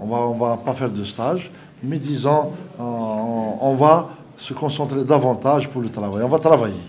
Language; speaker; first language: French; non-native, local second language; Arabic